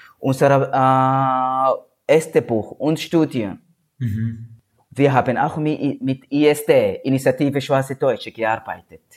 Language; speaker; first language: German; non-native, learner; Swahili